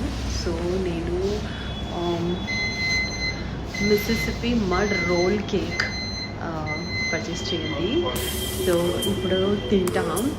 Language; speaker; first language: Telugu; non-native, local second language; Kannada